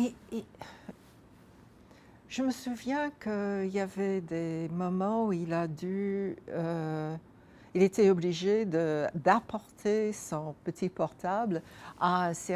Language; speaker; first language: French; non-native, fluent; English